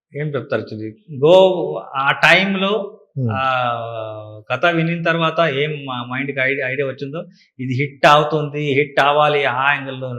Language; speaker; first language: Telugu; non-native, learner; Kannada